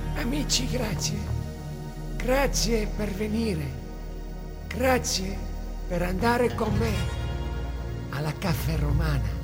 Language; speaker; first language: Italian; non-native, learner; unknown